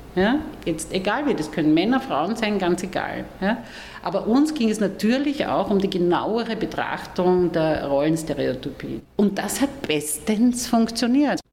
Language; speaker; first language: German; native; German